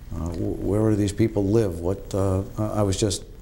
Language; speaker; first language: English; native; English